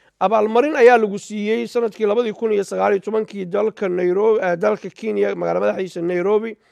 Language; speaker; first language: Somali; native; Somali